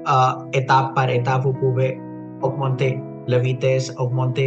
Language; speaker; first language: French; non-native, fluent; Punjabi